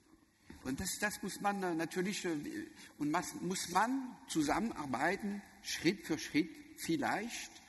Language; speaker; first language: German; non-native, learner; French